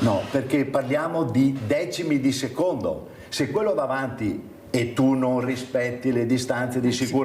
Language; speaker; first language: Italian; native; Italian